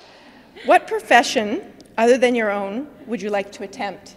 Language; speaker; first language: English; native; English